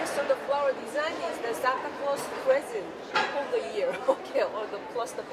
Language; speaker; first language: English; non-native, learner; Korean